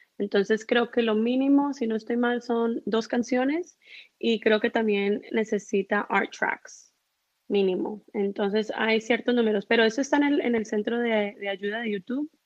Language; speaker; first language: Spanish; early bilingual, heritage; Spanish